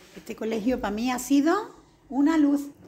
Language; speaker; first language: Spanish; native; Spanish